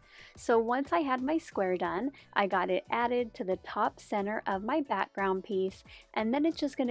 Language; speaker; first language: English; native; English